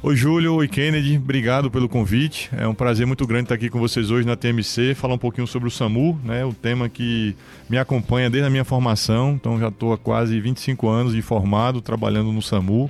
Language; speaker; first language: Portuguese; native; Portuguese